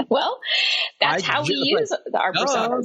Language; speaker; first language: English; native; English